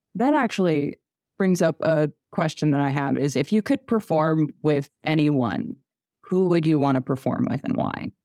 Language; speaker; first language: English; native; English